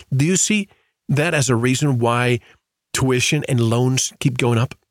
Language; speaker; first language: English; native; English